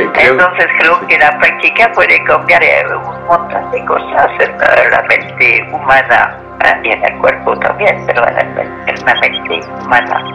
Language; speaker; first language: Spanish; non-native, fluent; French